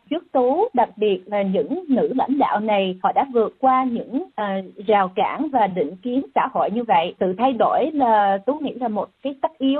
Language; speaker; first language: Vietnamese; early bilingual, heritage; Vietnamese